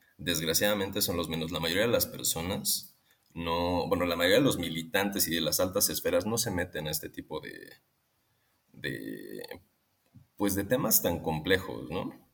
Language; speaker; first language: Spanish; native; Spanish